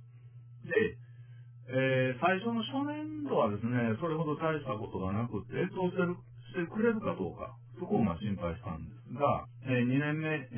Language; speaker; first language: Japanese; native; Japanese